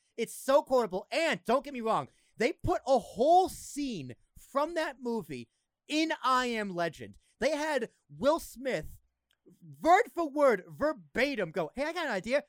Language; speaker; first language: English; native; English